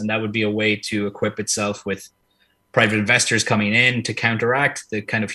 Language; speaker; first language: English; native; English